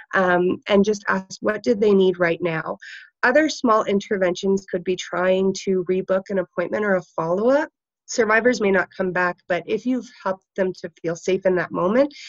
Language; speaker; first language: English; native; English